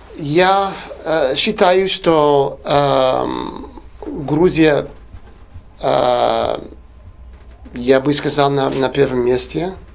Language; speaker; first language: Russian; non-native, fluent; English